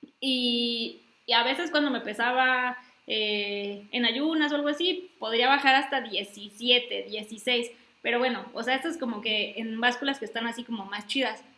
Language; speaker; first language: Spanish; native; Spanish